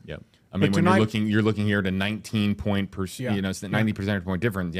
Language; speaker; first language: English; native; English